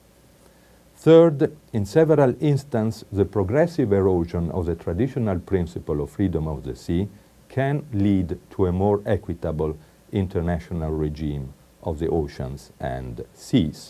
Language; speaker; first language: English; non-native, fluent; Italian